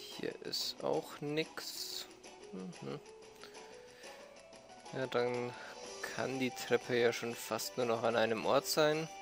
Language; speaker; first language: German; native; German